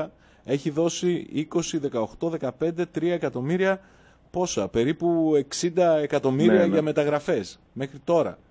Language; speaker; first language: Greek; native; Greek